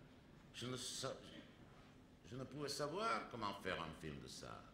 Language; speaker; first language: French; non-native, fluent; Czech